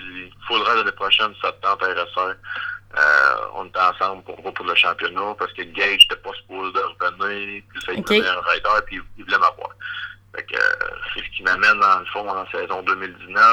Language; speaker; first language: French; native; French